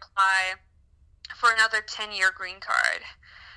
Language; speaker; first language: English; non-native, fluent; French